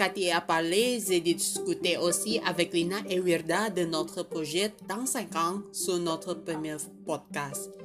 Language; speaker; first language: French; non-native, fluent; Indonesian